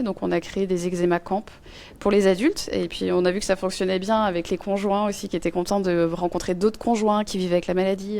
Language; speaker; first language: French; native; French